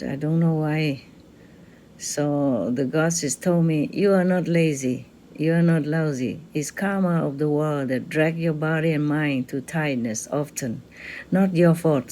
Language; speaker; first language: English; non-native, fluent; Vietnamese